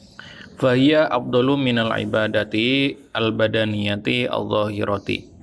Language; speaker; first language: Arabic; non-native, fluent; Indonesian